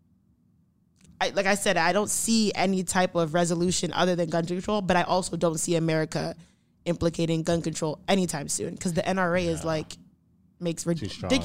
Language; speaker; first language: English; native; English